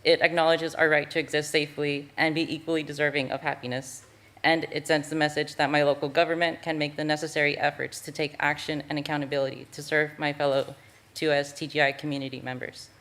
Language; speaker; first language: English; native; English